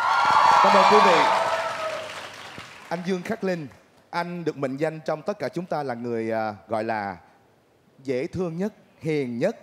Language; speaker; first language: Vietnamese; native; Vietnamese